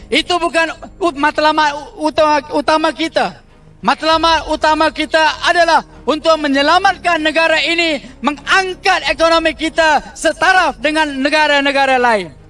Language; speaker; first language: Malay; non-native, local second language; Tamil